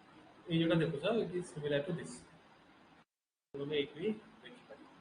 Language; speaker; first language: Hindi; non-native, local second language; Odia